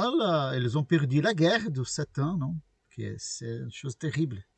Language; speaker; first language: French; non-native, learner; Portuguese